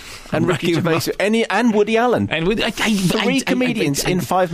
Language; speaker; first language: English; native; English